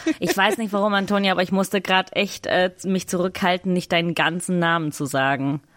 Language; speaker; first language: German; native; German